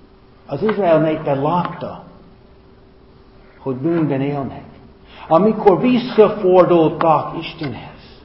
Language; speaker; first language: Hungarian; non-native, fluent; English